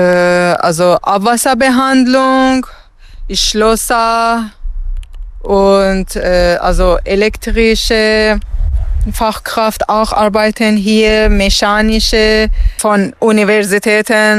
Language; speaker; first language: German; non-native, learner; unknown